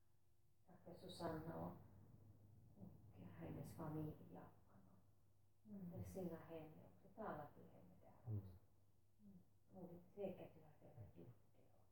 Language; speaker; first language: Swedish; non-native, local second language; Finnish